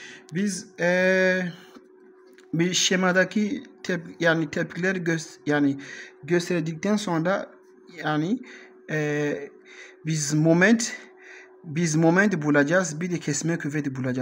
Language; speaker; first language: Turkish; non-native, learner; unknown